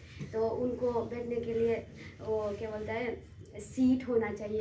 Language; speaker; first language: Hindi; non-native, local second language; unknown